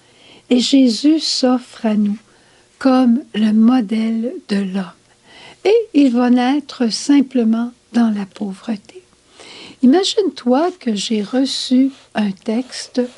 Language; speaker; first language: French; native; French